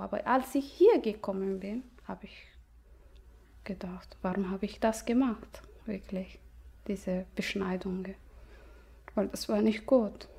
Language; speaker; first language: German; non-native, learner; Somali